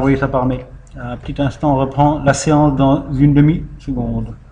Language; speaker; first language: French; native; French